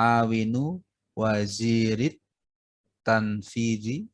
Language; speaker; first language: Arabic; non-native, learner; Indonesian